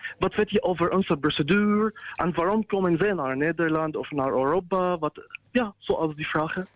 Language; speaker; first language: Dutch; non-native, learner; Arabic